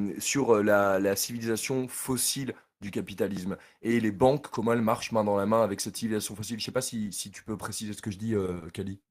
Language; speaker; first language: French; native; French